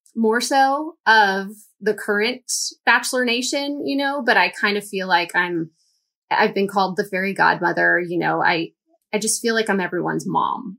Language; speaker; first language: English; native; English